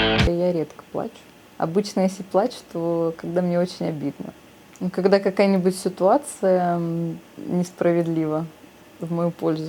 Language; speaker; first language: Russian; native; Russian